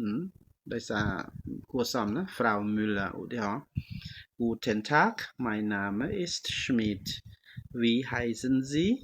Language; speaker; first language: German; non-native, fluent; Khmer